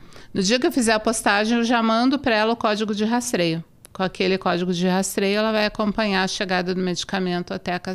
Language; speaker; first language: Portuguese; native; Portuguese